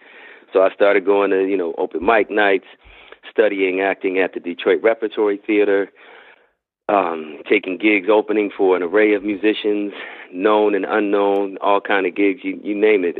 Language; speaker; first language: English; native; English